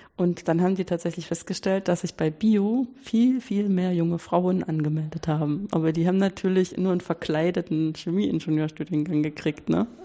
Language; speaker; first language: German; native; German